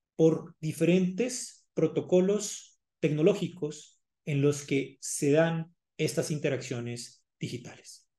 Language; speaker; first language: Spanish; native; Spanish